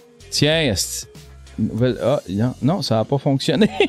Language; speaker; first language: French; native; French